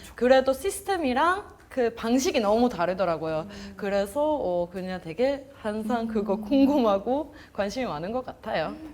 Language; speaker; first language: Korean; non-native, fluent; Finnish